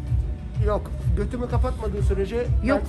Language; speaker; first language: Turkish; native; Turkish